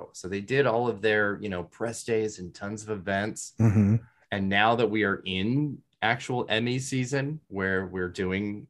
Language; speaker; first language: English; native; English